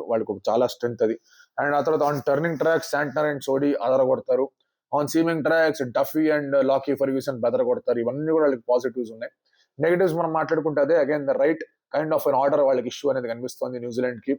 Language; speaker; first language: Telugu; native; Telugu